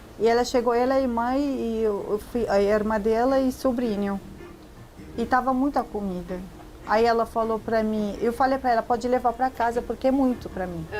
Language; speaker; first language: Portuguese; non-native, learner; Arabic